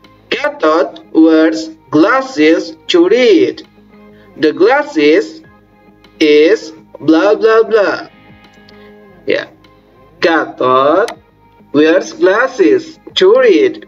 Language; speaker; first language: English; non-native, learner; Indonesian